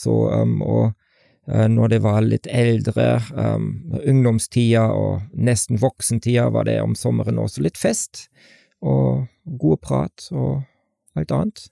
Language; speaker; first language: Norwegian; non-native, fluent; German